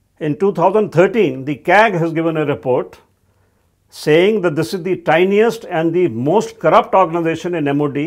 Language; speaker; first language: English; non-native, local second language; Hindi